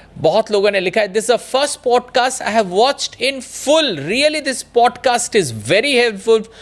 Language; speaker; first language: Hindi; non-native, local second language; Bangla